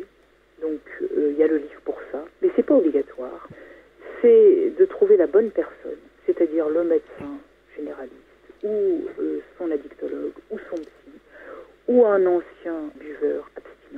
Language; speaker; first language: French; native; French